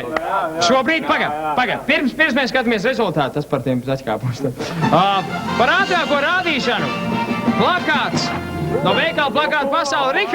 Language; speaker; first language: Latvian; native; Latvian